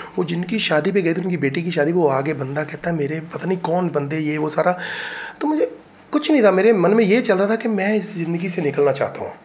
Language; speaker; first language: Hindi; native; Hindi